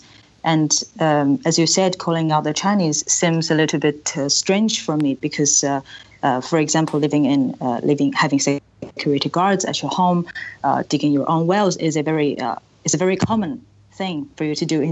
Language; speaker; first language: English; non-native, local second language; Chinese